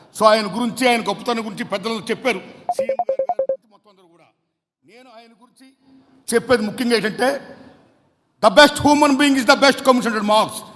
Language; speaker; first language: Telugu; native; Telugu